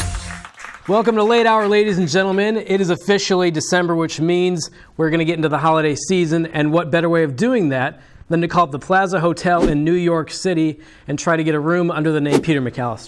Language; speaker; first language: English; native; English